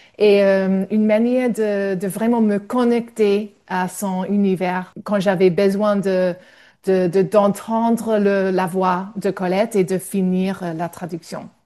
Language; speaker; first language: French; non-native, fluent; English